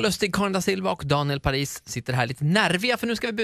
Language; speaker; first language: Swedish; native; Swedish